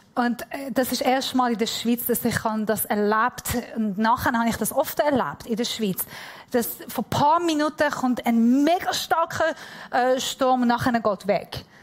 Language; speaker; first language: German; non-native, fluent; Persian